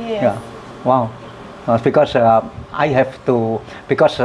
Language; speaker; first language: English; non-native, learner; Indonesian